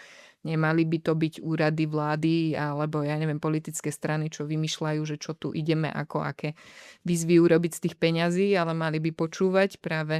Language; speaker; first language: Slovak; native; Slovak